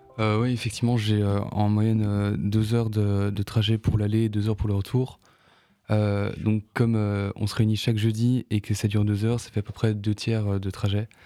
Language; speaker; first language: French; native; French